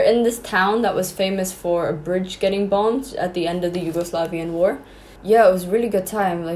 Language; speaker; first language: English; non-native, local second language; Cantonese